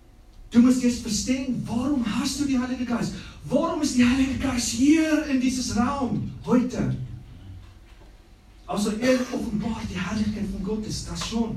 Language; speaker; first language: German; non-native, learner; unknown